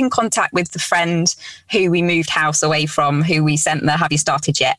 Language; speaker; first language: English; native; English